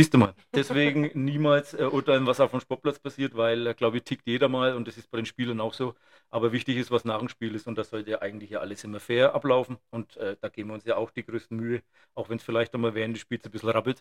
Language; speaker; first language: German; native; German